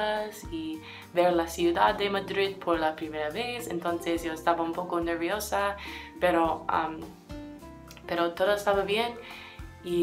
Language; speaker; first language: Spanish; non-native, learner; English